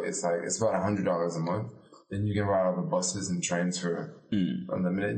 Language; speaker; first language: English; native; English